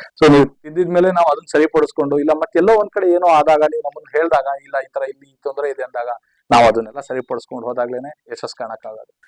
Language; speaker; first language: Kannada; non-native, local second language; Urdu